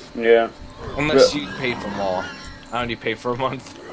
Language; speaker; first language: English; native; English